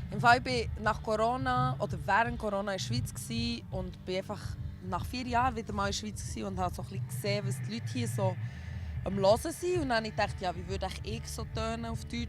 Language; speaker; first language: German; early bilingual, other home language; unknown